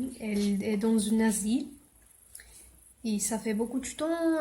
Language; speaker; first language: French; non-native, learner; English